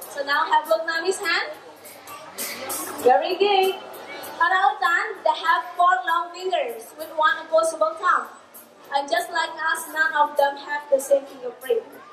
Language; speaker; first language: English; non-native, fluent; Indonesian